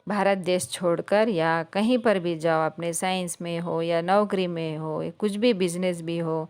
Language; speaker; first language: Hindi; non-native, local second language; Telugu